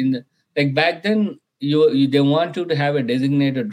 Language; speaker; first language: English; non-native, local second language; Telugu